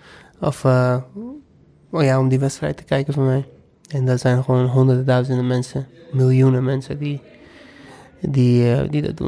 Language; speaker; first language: Dutch; non-native, fluent; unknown